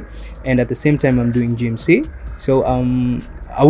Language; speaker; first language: English; non-native, local second language; Swahili